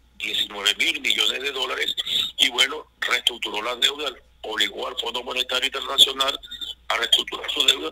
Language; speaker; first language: Spanish; native; Spanish